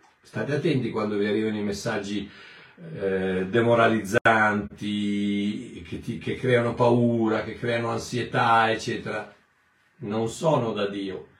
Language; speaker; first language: Italian; native; Italian